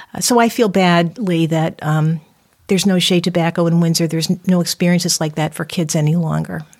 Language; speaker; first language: English; native; English